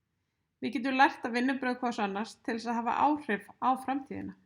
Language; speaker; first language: Icelandic; native; Icelandic